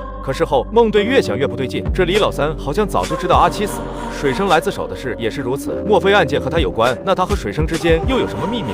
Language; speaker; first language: Chinese; native; Chinese